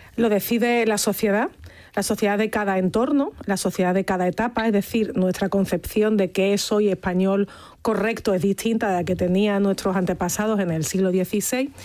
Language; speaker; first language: Spanish; native; Spanish